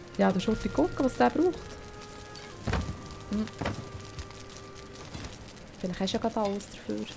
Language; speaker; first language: German; native; German